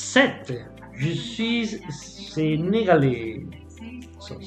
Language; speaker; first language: French; non-native, fluent; Spanish